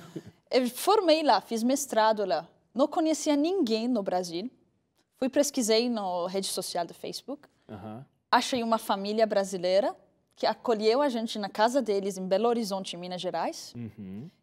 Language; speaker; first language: Portuguese; non-native, fluent; Arabic